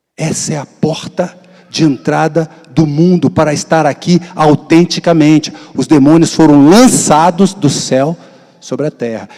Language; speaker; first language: Portuguese; native; Portuguese